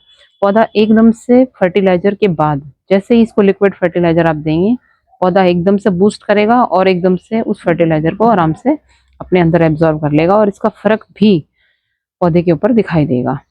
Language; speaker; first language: Hindi; native; Hindi